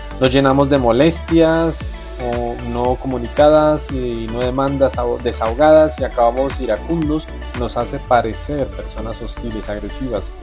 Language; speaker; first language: Spanish; native; Spanish